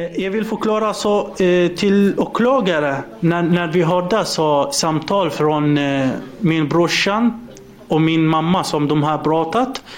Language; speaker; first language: Swedish; non-native, learner; Arabic